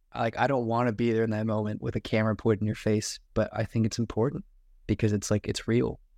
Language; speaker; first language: English; native; English